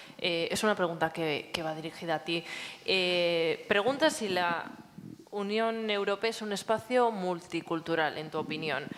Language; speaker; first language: Spanish; native; Spanish